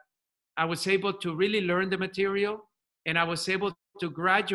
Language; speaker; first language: English; non-native, fluent; Spanish